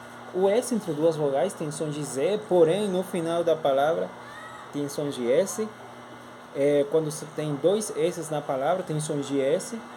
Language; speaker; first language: Portuguese; non-native, fluent; Spanish